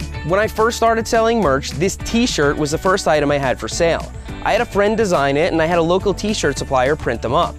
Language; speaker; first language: English; native; English